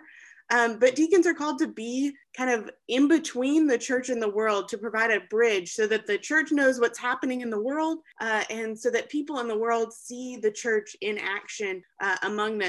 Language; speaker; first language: English; native; English